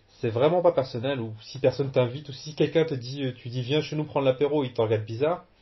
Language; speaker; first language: French; early bilingual, other home language; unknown